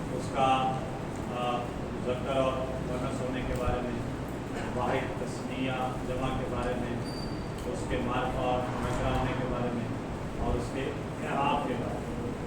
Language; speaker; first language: Urdu; non-native, local second language; Punjabi